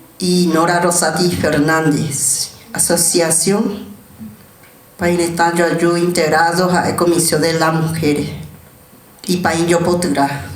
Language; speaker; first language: Spanish; non-native, learner; Guarani